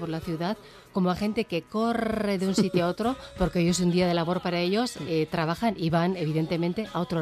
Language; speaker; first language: Spanish; native; Spanish